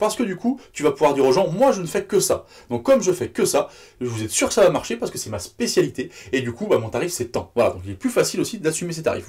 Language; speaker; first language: French; native; French